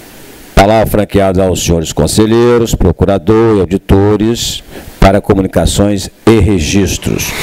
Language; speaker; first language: Portuguese; native; Portuguese